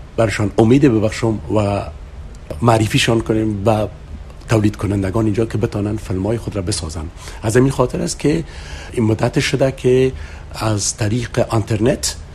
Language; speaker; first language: Persian; native; Persian